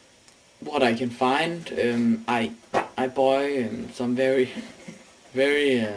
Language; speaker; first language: English; non-native, learner; Danish